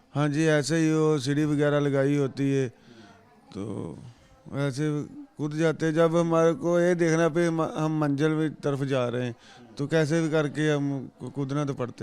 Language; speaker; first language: Hindi; non-native, local second language; Punjabi